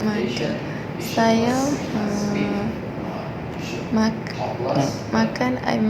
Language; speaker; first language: Indonesian; non-native, learner; Malay